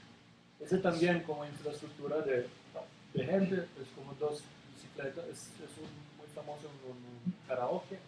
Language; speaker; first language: Spanish; non-native, learner; Serbian